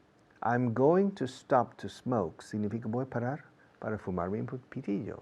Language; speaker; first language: Spanish; non-native, fluent; English